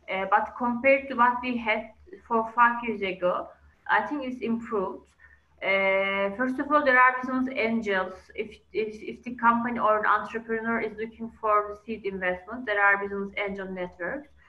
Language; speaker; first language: English; non-native, fluent; Turkish